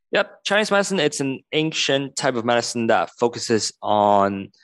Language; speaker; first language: English; non-native, local second language; Cantonese